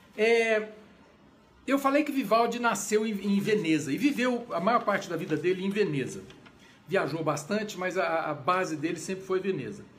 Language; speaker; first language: Portuguese; native; Portuguese